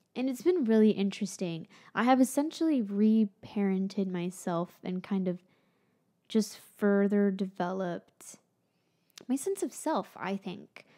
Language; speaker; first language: English; native; English